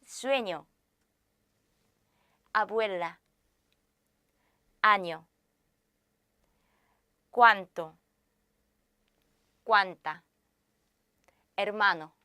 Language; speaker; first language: Spanish; non-native, fluent; Korean